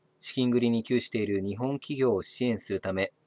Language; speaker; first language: Japanese; native; Japanese